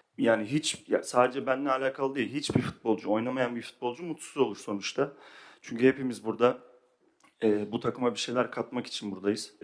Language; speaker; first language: Turkish; early bilingual, heritage; Turkish